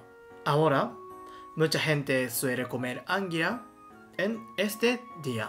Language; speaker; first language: Spanish; non-native, learner; Japanese